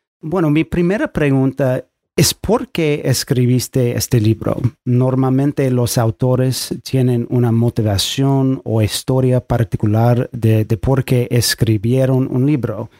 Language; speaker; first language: Spanish; non-native, fluent; English